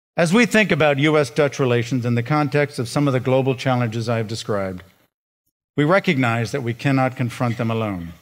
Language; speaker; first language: English; native; English